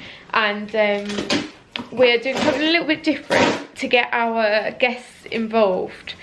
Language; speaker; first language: English; native; English